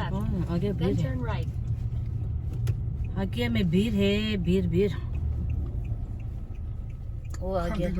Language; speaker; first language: Hindi; non-native, local second language; Tibetan